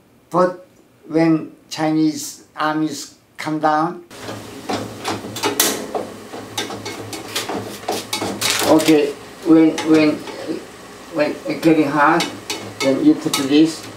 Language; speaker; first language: English; non-native, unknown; Korean